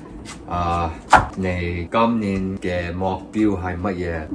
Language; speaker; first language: Cantonese; early bilingual, heritage; Cantonese